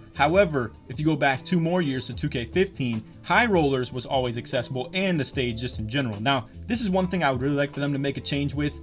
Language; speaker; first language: English; native; English